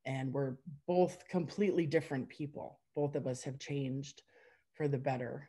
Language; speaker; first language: English; native; English